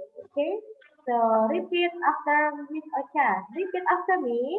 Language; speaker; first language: English; non-native, fluent; Indonesian